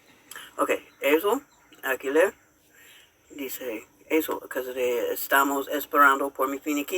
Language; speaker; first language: Spanish; non-native, learner; English